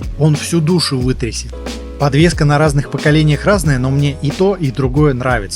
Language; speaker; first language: Russian; native; Russian